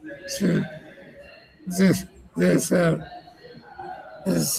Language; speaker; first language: English; non-native, learner; Spanish